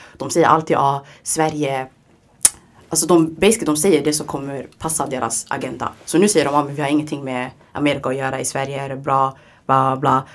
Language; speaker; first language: Swedish; early bilingual, other home language; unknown